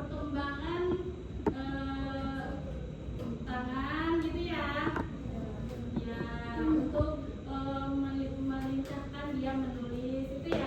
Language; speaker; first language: Indonesian; native; Indonesian